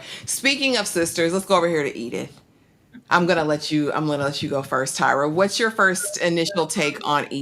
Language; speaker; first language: English; native; English